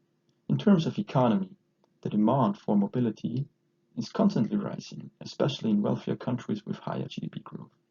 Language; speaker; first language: English; non-native, fluent; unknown